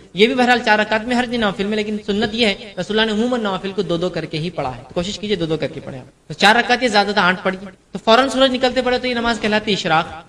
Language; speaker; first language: Urdu; native; Urdu